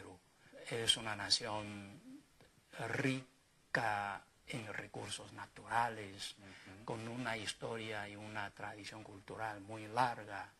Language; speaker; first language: Spanish; non-native, fluent; Chinese